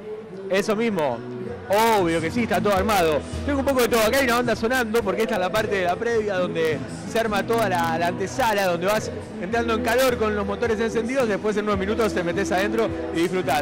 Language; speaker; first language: Spanish; native; Spanish